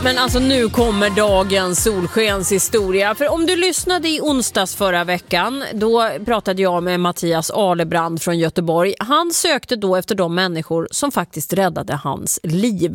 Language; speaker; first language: Swedish; native; Swedish